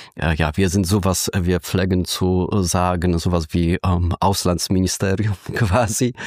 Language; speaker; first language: German; non-native, fluent; Polish